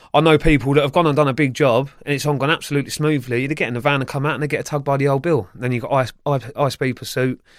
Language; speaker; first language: English; native; English